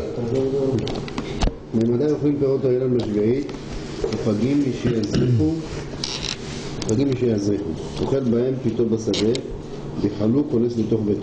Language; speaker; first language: Hebrew; native; Hebrew